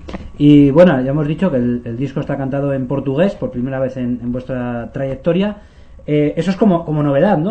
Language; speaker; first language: Spanish; native; Spanish